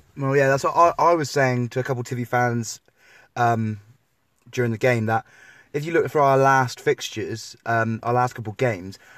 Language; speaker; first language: English; native; English